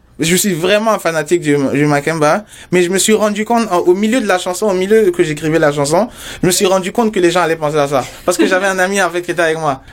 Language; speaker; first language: French; non-native, local second language; Mossi